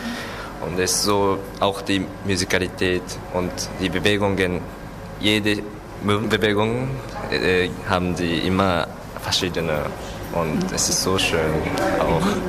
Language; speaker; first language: German; non-native, learner; Japanese